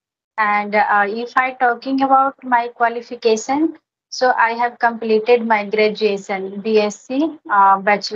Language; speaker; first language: English; non-native, learner; Hindi